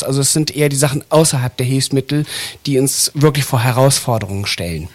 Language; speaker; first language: German; native; German